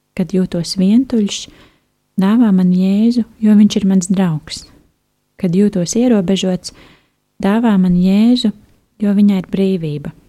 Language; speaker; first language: Latvian; native; Latvian